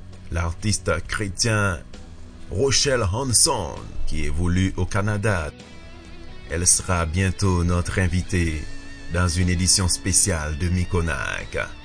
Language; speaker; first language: French; native; French